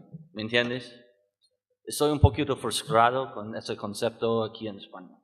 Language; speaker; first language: Spanish; non-native, learner; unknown